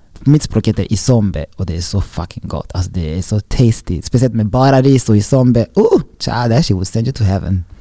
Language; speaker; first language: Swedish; early bilingual, other home language; Rundi